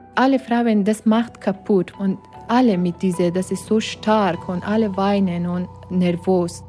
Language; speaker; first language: German; non-native, learner; Persian